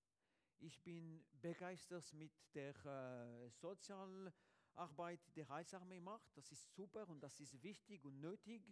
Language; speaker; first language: German; non-native, learner; French